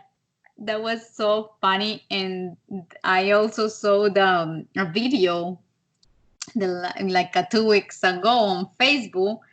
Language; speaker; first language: English; non-native, learner; Spanish